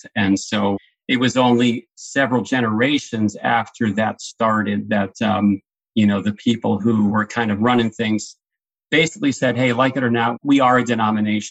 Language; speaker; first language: English; native; English